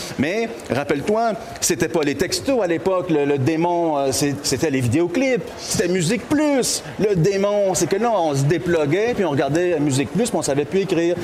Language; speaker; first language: French; native; French